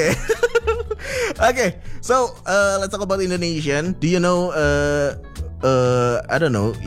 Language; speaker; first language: English; non-native, fluent; Indonesian